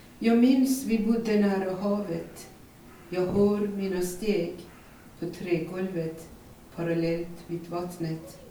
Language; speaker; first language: Swedish; non-native, fluent; Persian